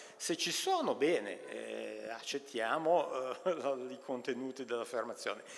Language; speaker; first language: Italian; native; Italian